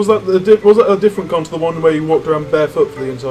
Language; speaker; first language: English; native; English